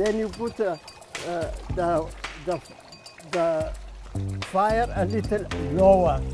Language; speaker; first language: English; non-native, learner; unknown